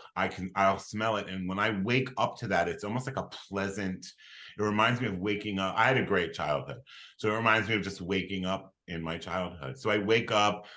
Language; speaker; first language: English; native; English